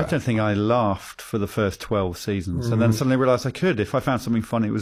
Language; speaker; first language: English; native; English